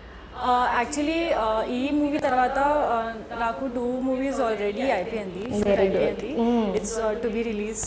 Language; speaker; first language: Telugu; non-native, learner; Hindi